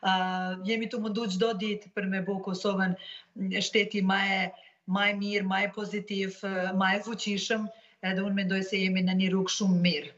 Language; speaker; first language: Albanian; non-native, local second language; Bosnian